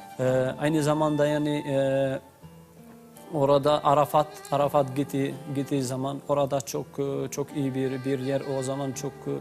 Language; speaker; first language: Turkish; non-native, learner; Albanian